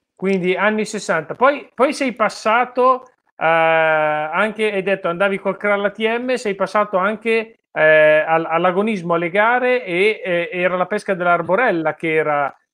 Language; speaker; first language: Italian; native; Italian